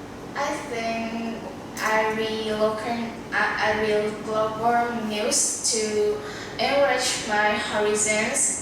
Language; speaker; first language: English; non-native, learner; Vietnamese